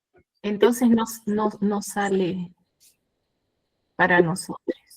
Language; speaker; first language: Spanish; native; Spanish